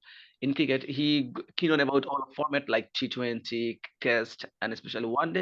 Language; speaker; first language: English; non-native, learner; Bangla